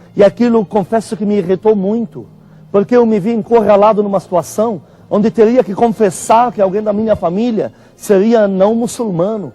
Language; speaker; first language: Portuguese; non-native, fluent; Arabic